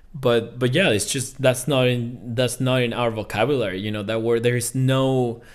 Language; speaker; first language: English; non-native, fluent; Spanish